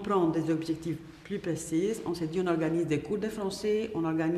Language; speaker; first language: French; non-native, fluent; Albanian